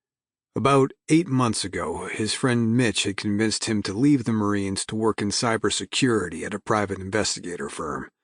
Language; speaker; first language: English; native; English